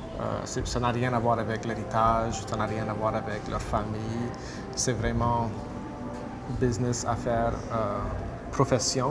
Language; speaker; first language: French; non-native, local second language; English